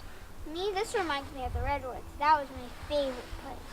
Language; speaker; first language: English; native; English